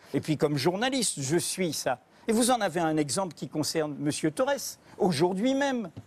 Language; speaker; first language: French; native; French